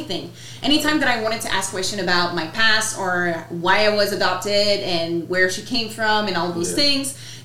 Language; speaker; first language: English; non-native, fluent; French